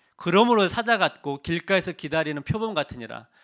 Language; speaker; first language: Korean; native; Korean